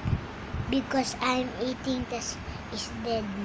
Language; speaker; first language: English; non-native, learner; Filipino